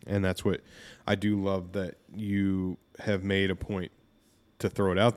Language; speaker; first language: English; native; English